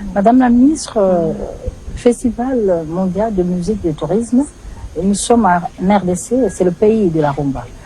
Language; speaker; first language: French; non-native, local second language; Lingala